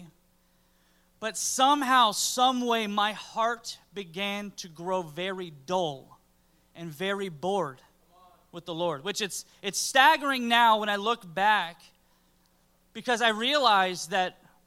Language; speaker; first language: English; native; English